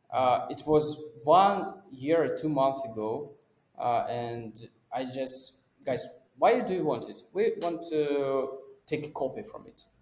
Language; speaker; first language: English; non-native, fluent; Russian